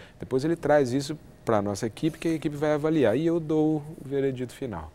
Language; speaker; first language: Portuguese; native; Portuguese